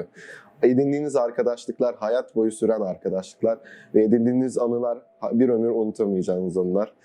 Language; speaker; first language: Turkish; native; Turkish